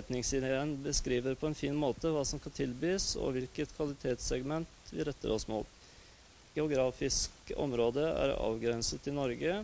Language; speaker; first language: Norwegian; native; Norwegian